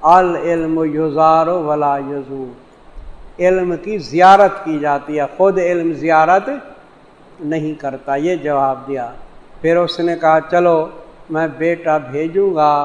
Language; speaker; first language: Urdu; non-native, local second language; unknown